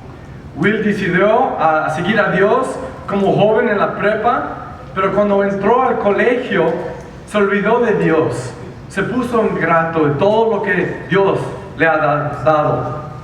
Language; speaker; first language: Spanish; early bilingual, heritage; Spanish